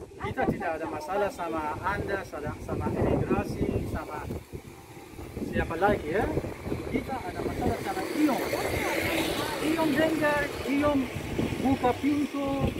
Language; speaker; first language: Indonesian; non-native, learner; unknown